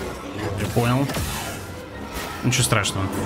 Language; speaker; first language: Russian; native; Russian